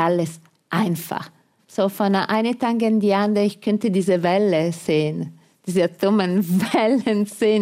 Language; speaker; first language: German; non-native, fluent; Italian